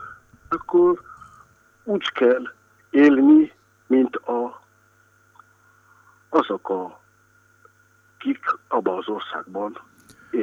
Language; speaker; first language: Hungarian; non-native, fluent; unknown